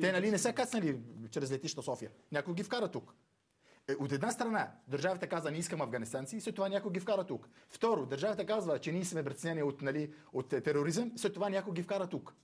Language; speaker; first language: Bulgarian; non-native, fluent; Arabic